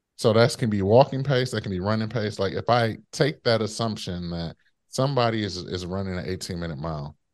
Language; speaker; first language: English; native; English